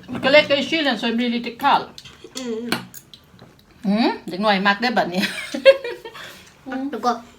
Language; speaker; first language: Swedish; non-native, learner; Thai